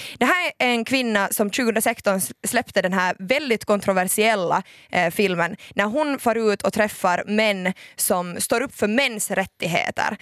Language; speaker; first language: Swedish; native; Swedish